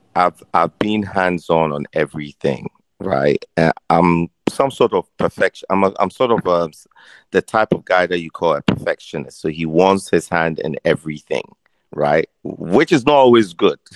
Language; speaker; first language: English; non-native, local second language; Akan